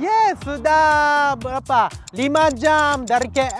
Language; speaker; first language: Indonesian; non-native, learner; Japanese